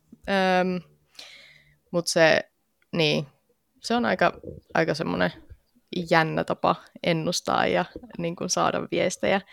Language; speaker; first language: Finnish; native; Finnish